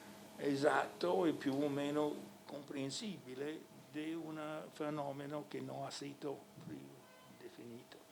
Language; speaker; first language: Italian; non-native, fluent; English